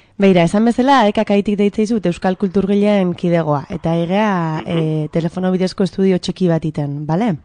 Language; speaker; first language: Basque; native; Basque